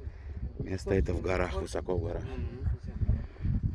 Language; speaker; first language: Russian; native; Russian